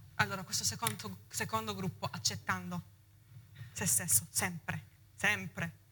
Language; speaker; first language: Italian; early bilingual, heritage; Italian